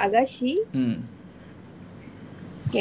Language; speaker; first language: English; non-native, learner; Indonesian